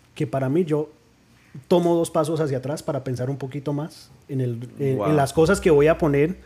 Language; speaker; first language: Spanish; early bilingual, heritage; Spanish